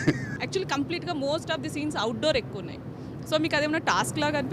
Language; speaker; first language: Telugu; native; Telugu